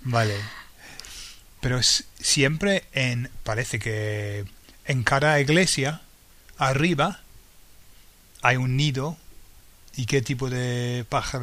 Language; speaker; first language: Spanish; non-native, fluent; English